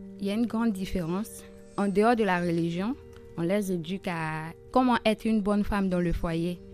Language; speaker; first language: French; non-native, local second language; Soninke